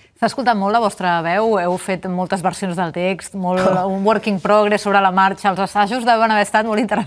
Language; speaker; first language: Catalan; native; Catalan